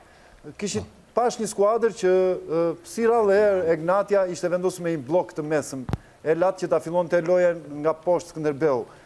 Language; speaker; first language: Albanian; native; Albanian